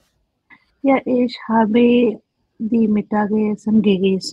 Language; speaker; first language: German; non-native, learner; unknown